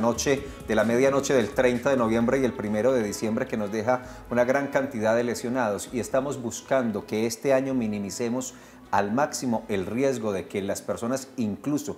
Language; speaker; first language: Spanish; native; Spanish